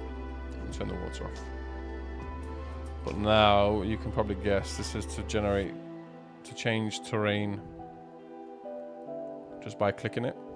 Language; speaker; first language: English; native; English